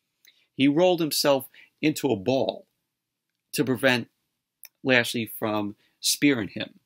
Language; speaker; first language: English; native; English